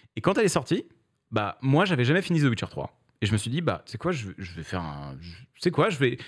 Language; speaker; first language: French; native; French